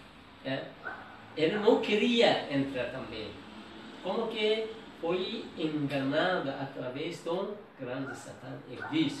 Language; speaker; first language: Portuguese; non-native, learner; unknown